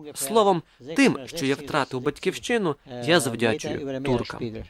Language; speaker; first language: Ukrainian; non-native, local second language; German